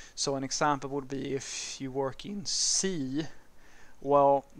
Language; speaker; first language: English; non-native, fluent; Swedish